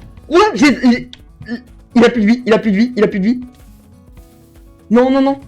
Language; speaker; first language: French; native; French